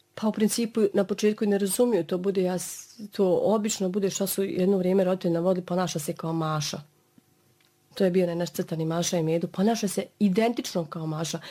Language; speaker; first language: Bosnian; native; Bosnian